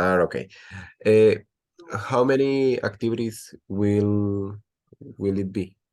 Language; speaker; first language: English; non-native, learner; Spanish